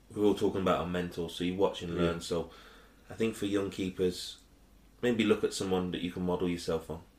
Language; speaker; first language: English; early bilingual, other home language; Yoruba